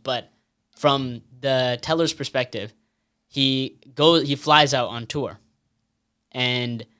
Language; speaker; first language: English; native; English